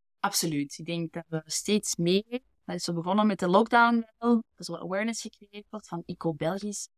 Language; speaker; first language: Dutch; native; Dutch